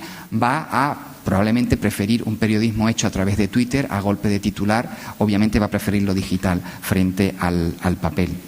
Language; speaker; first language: Spanish; native; Spanish